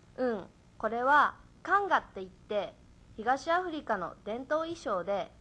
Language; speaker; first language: Japanese; native; Japanese